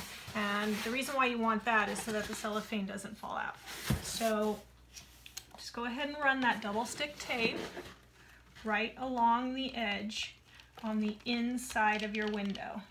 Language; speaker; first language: English; native; English